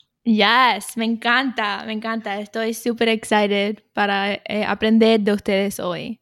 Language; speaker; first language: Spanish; early bilingual, heritage; Spanish